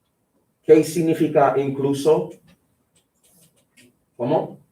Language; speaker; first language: Spanish; non-native, fluent; English